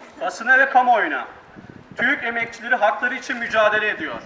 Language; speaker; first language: Turkish; native; Turkish